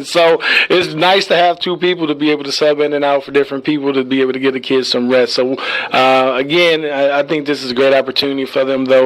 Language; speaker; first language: English; native; English